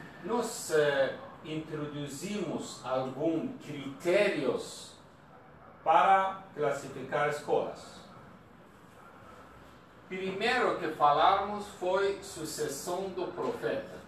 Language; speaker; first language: Portuguese; non-native, learner; Persian